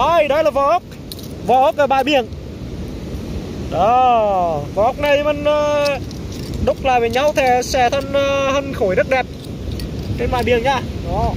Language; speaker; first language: Vietnamese; native; Vietnamese